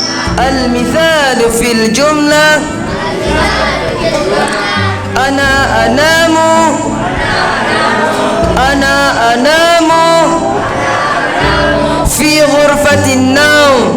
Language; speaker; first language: Arabic; non-native, learner; Indonesian